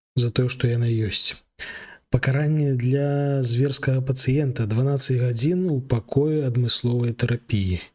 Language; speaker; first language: Belarusian; non-native, local second language; Russian